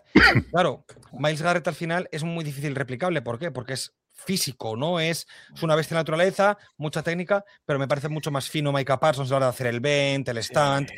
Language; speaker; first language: Spanish; native; Spanish